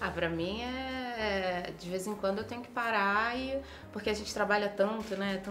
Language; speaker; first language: Portuguese; native; Portuguese